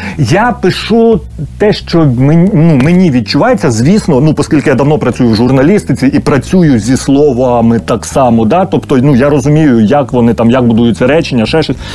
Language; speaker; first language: Ukrainian; native; Ukrainian